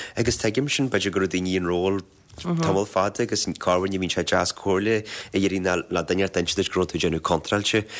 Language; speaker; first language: Irish; native; Irish